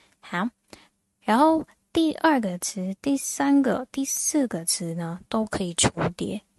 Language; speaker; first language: Chinese; non-native, fluent; Thai